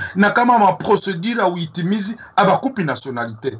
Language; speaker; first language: French; non-native, local second language; Swahili